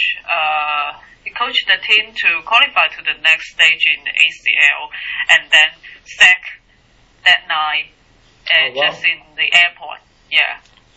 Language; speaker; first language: English; non-native, learner; Chinese